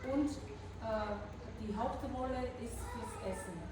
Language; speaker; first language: German; non-native, fluent; Bulgarian